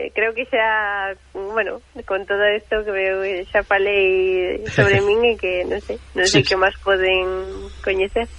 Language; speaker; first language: Galician; native; Galician